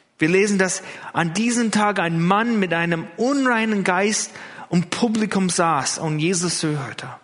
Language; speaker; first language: German; non-native, fluent; English